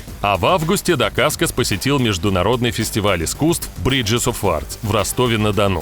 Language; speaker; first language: Russian; native; Russian